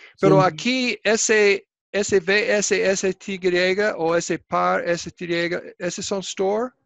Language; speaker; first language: Spanish; non-native, fluent; English